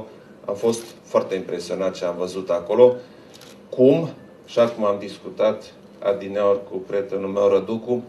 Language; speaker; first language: Romanian; non-native, local second language; German